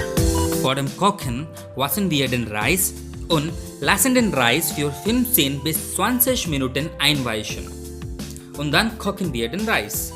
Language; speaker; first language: German; non-native, fluent; Hindi